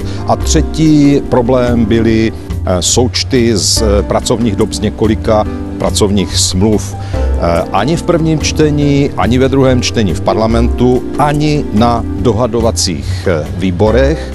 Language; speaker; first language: Czech; native; Czech